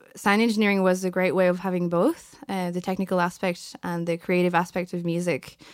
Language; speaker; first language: English; non-native, fluent; French